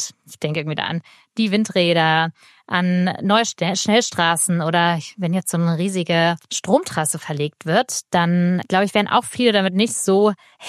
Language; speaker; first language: German; native; German